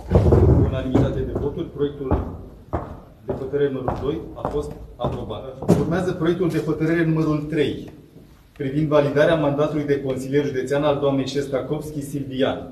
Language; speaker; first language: Romanian; native; Romanian